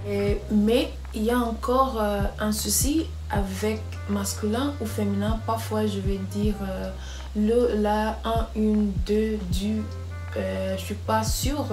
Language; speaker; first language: French; non-native, learner; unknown